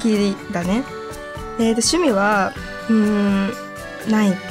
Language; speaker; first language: Japanese; native; Japanese